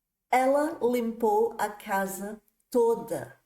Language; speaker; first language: Portuguese; non-native, fluent; English